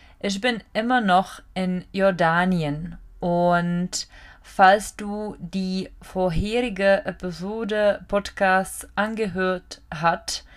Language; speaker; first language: German; non-native, fluent; Czech